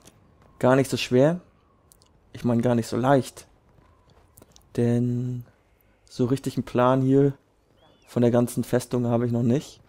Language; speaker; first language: German; native; German